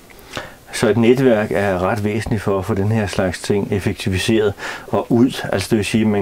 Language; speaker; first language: Danish; native; Danish